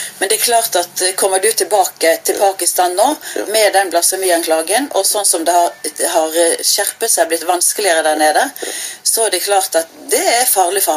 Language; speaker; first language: Norwegian; native; Norwegian